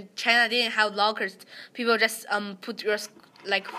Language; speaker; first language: English; early bilingual, other home language; Chinese